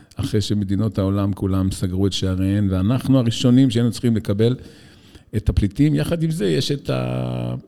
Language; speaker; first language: Hebrew; native; Hebrew